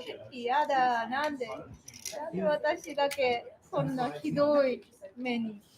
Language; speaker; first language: Japanese; non-native, fluent; Chinese